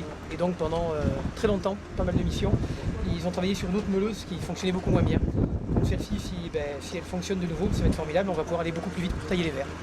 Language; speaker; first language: French; native; French